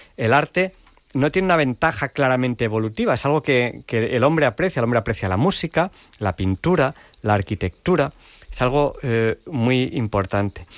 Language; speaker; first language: Spanish; native; Spanish